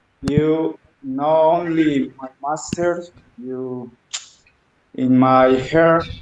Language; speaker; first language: English; non-native, learner; Spanish